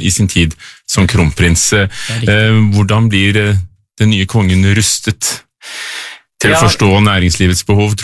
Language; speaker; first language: Norwegian; native; Norwegian